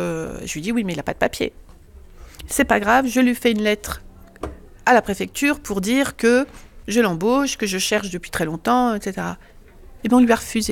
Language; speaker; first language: French; native; French